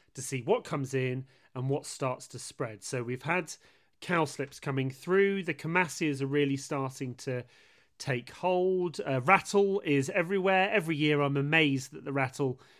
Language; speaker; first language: English; native; English